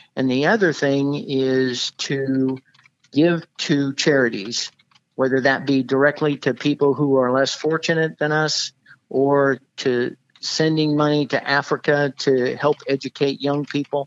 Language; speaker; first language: English; native; English